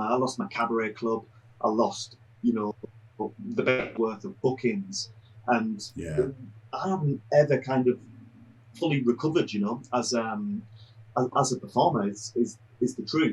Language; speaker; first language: English; native; English